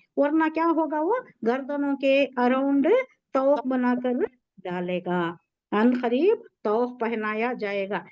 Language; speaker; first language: Urdu; native; Urdu